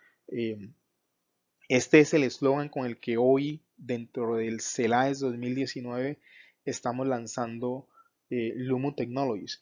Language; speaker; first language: Spanish; native; Spanish